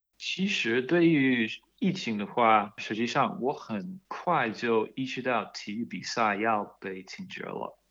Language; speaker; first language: Chinese; non-native, fluent; English